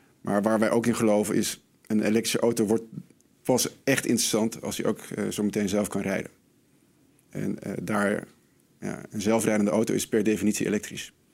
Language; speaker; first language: Dutch; native; Dutch